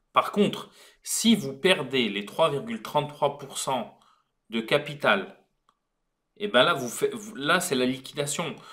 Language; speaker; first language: French; native; French